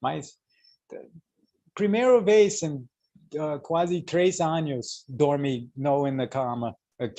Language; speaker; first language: Portuguese; non-native, learner; English